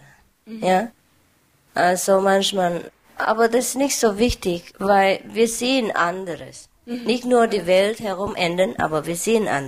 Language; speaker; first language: German; non-native, learner; Vietnamese